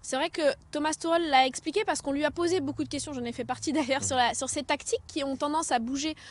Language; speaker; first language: French; native; French